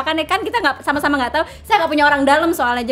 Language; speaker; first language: Indonesian; native; Indonesian